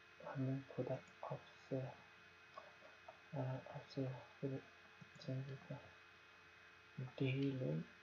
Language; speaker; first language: Korean; non-native, learner; Nepali